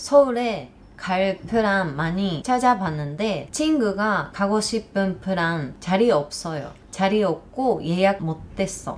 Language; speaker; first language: Korean; non-native, learner; Japanese